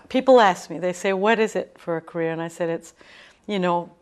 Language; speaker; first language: English; native; English